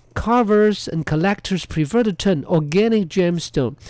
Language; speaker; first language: English; non-native, fluent; Chinese